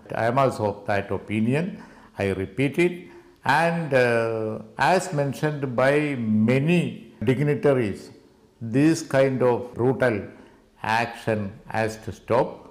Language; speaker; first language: English; non-native, local second language; Malayalam